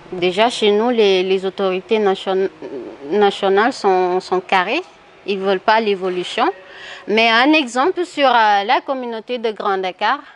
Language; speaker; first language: French; non-native, local second language; Wolof